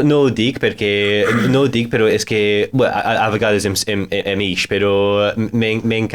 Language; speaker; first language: Catalan; non-native, fluent; English